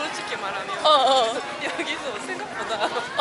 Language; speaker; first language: Korean; non-native, learner; Japanese